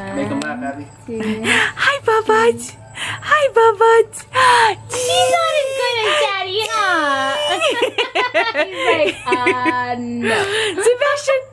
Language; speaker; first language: English; native; English